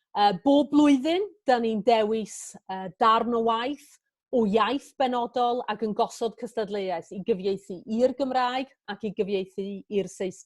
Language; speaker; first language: Welsh; native; Welsh